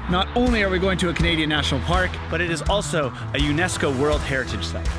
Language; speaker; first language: English; native; English